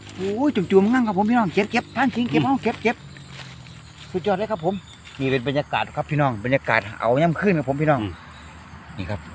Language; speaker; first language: Thai; native; Thai